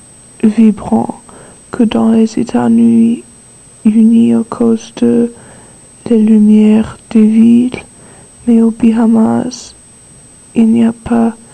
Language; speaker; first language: French; non-native, learner; English